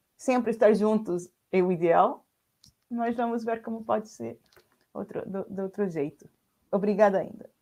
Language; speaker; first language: Portuguese; non-native, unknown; Spanish